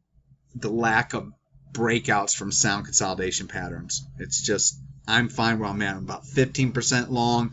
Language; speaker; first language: English; native; English